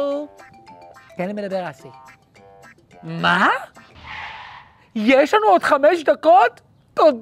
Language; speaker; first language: Hebrew; native; Hebrew